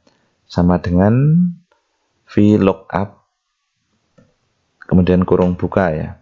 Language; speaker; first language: Indonesian; native; Indonesian